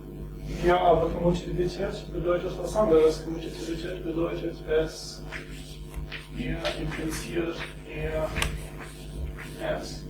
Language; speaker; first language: German; non-native, fluent; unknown